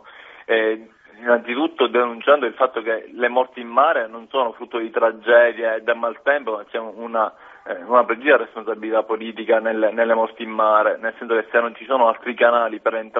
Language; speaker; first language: Italian; native; Italian